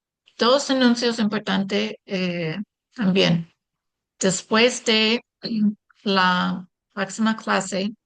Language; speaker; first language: Spanish; non-native, fluent; English